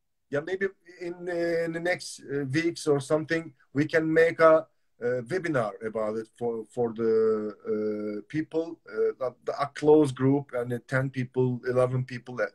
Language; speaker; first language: English; non-native, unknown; Turkish